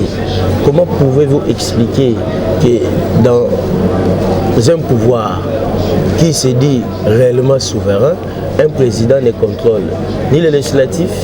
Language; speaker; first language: French; non-native, local second language; Lingala